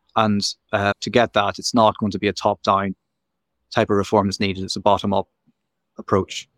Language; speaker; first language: English; native; English